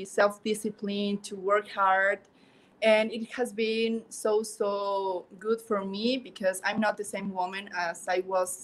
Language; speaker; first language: English; non-native, learner; Spanish